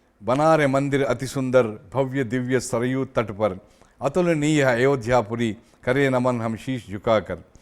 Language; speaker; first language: Hindi; non-native, local second language; Telugu